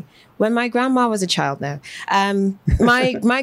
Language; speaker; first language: English; native; English